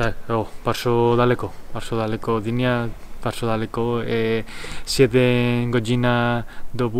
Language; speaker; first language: Polish; non-native, learner; Spanish